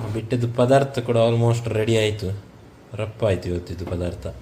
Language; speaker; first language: Kannada; non-native, local second language; Tulu